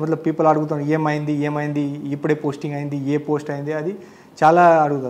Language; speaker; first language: Telugu; non-native, learner; Marathi